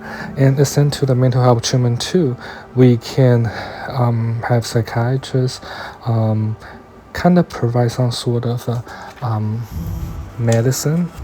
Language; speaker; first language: English; non-native, fluent; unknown